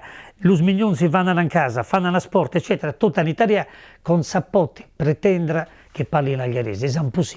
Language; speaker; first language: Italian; non-native, local second language; Catalan